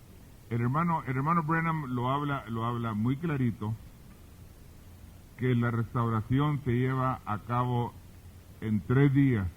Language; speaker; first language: Spanish; early bilingual, heritage; Spanish